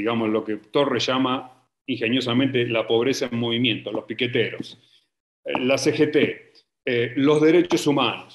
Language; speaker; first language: Spanish; native; Spanish